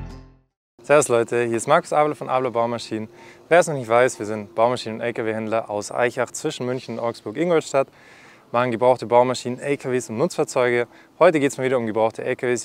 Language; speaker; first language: German; native; German